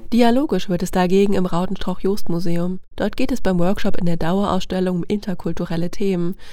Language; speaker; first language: German; native; German